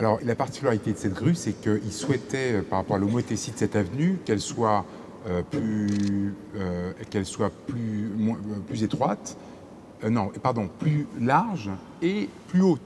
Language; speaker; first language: French; native; French